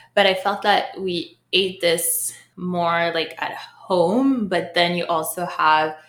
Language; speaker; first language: English; early bilingual, other home language; Haitian Creole